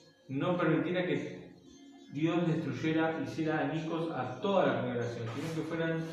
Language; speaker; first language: Spanish; native; Spanish